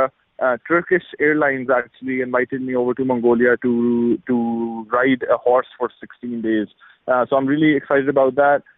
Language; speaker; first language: English; non-native, local second language; Urdu